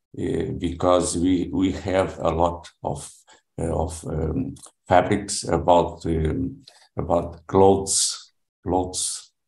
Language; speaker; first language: English; non-native, learner; Portuguese